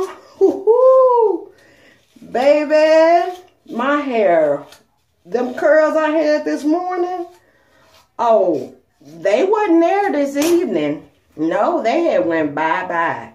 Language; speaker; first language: English; native; English